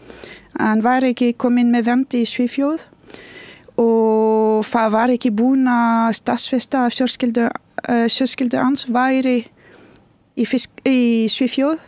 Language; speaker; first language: Icelandic; non-native, learner; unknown